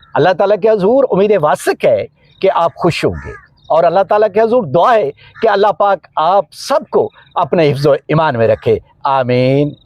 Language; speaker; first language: Urdu; non-native, local second language; Punjabi